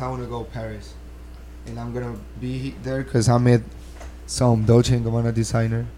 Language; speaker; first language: English; non-native, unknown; Spanish